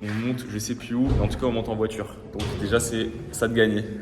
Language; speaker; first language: French; native; French